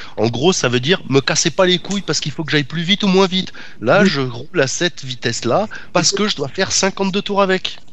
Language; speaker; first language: French; native; French